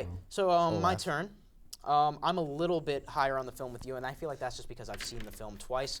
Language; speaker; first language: English; native; English